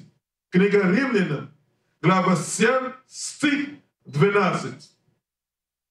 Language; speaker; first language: Russian; non-native, learner; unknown